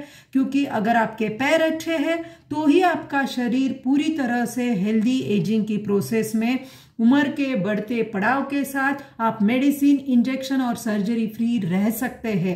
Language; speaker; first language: Hindi; non-native, local second language; Marathi